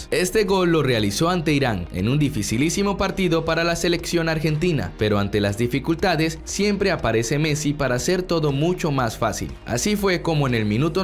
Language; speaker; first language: Spanish; native; Spanish